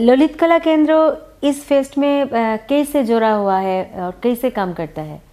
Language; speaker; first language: Hindi; non-native, local second language; Bangla